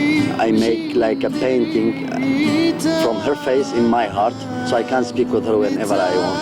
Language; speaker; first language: English; non-native, fluent; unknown